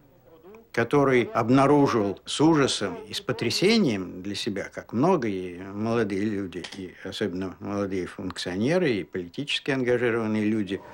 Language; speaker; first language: Russian; native; Russian